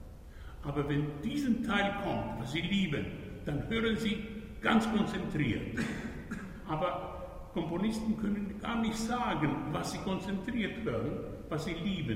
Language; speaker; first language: German; non-native, fluent; Hungarian